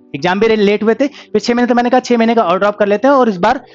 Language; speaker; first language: Hindi; native; Hindi